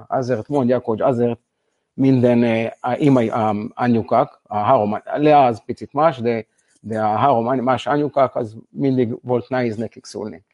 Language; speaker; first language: Hungarian; non-native, learner; Hebrew